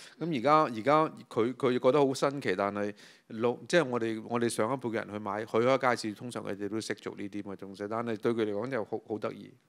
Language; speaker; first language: Cantonese; native; Cantonese